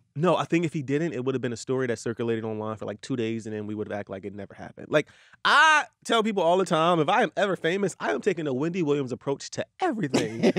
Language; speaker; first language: English; native; English